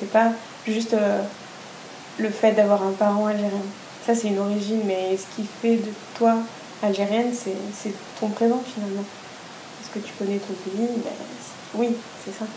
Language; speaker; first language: French; native; French